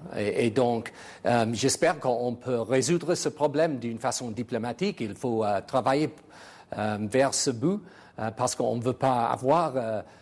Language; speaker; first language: French; non-native, fluent; English